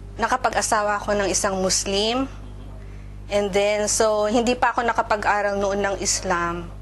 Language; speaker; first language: Filipino; native; Filipino